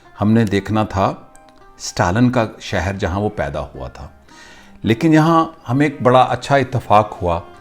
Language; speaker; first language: Hindi; non-native, local second language; Punjabi